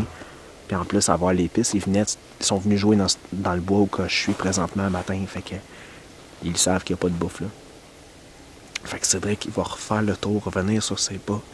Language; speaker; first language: French; native; French